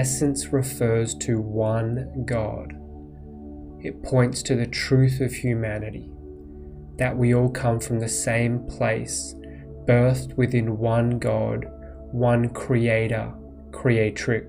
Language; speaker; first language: English; native; English